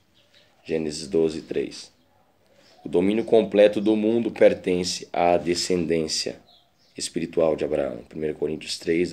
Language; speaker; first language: Portuguese; native; Portuguese